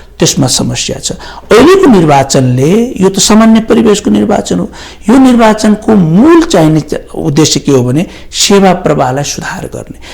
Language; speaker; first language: Nepali; non-native, local second language; Maithili